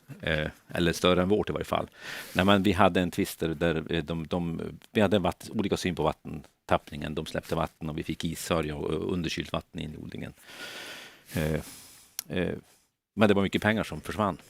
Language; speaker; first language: Swedish; native; Swedish